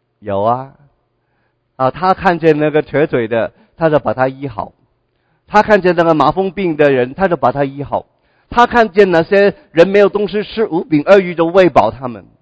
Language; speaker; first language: Chinese; non-native, local second language; Cantonese